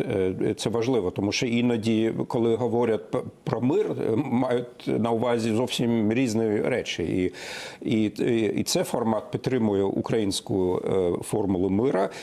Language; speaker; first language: Ukrainian; non-native, fluent; German